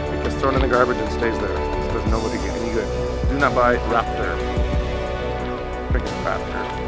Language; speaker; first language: English; native; English